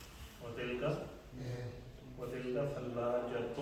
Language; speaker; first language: Arabic; non-native, fluent; Urdu